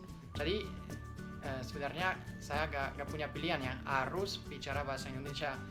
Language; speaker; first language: Indonesian; non-native, fluent; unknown